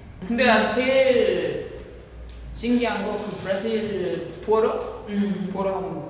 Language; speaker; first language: Korean; non-native, learner; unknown